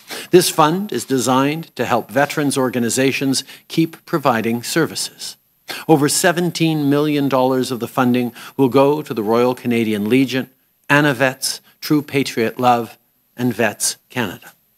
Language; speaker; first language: English; early bilingual, other home language; French